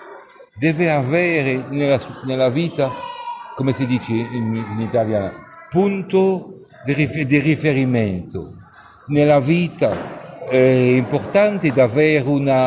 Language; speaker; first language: Italian; non-native, fluent; French